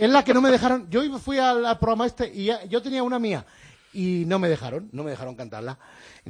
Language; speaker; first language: Spanish; native; Spanish